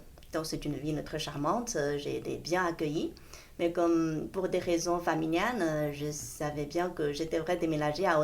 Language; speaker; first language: French; non-native, fluent; Chinese